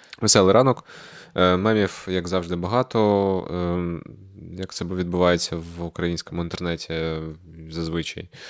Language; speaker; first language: Ukrainian; non-native, local second language; Russian